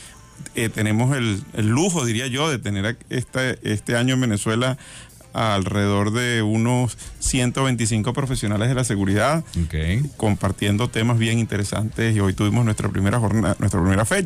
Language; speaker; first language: Spanish; native; Spanish